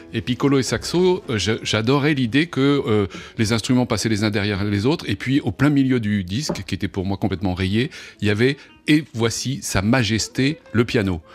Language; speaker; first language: French; native; French